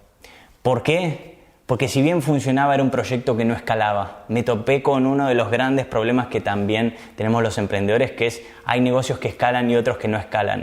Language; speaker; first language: Spanish; native; Spanish